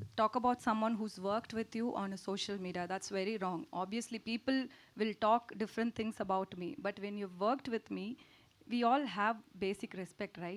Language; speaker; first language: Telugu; non-native, fluent; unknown